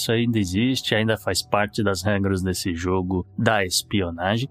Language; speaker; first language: Portuguese; native; Portuguese